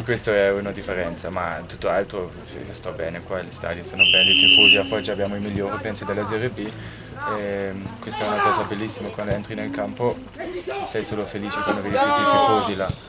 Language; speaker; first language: Italian; non-native, learner; German